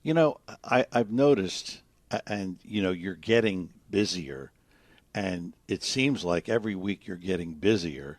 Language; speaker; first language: English; native; English